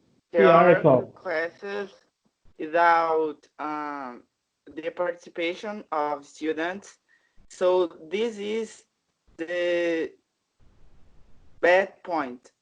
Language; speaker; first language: English; non-native, learner; Portuguese